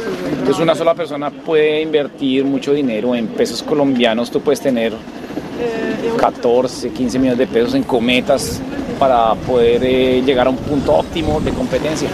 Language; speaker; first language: Spanish; native; Spanish